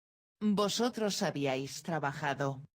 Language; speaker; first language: Spanish; non-native, fluent; Dutch